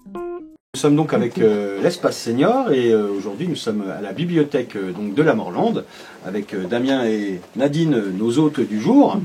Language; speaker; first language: French; native; French